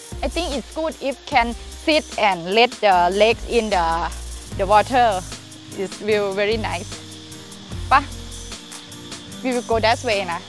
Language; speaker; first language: English; non-native, learner; Thai